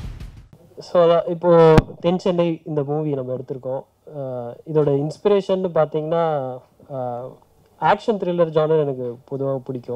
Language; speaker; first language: Tamil; native; Tamil